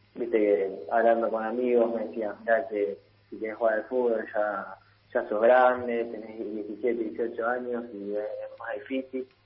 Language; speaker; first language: Spanish; early bilingual, heritage; Italian